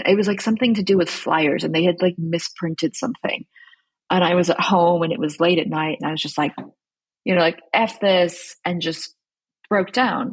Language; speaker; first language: English; early bilingual, other home language; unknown